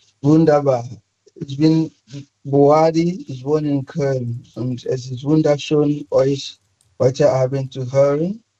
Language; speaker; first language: German; non-native, fluent; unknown